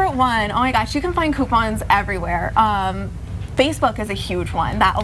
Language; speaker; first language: English; native; English